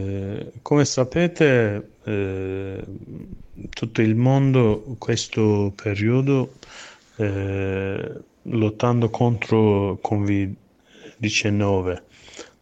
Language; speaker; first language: Italian; non-native, learner; Kurdish